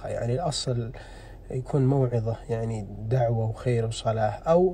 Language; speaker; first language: Arabic; native; Arabic